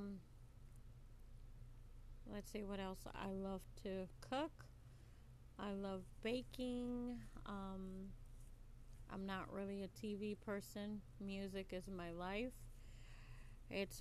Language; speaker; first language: English; native; English